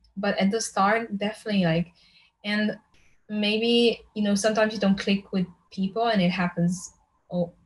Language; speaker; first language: English; early bilingual, other home language; Slovenian